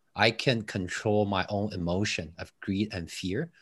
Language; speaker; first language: English; non-native, fluent; Chinese